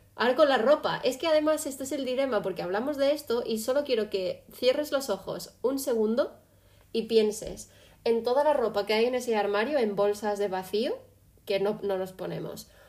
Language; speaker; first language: Spanish; early bilingual, other home language; English